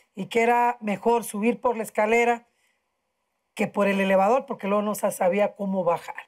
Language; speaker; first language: Spanish; native; Spanish